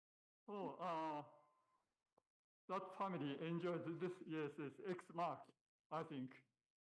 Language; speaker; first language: English; non-native, learner; Japanese